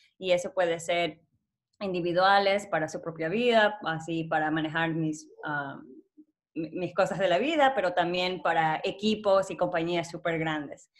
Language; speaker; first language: Spanish; early bilingual, heritage; Spanish